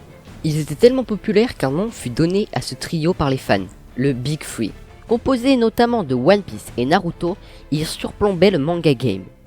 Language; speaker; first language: French; native; French